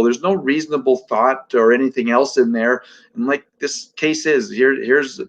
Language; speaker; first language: English; native; English